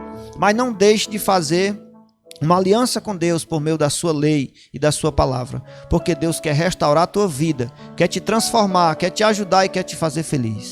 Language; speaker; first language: Portuguese; native; Portuguese